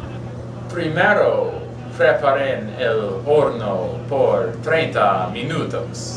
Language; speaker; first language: Spanish; non-native, learner; English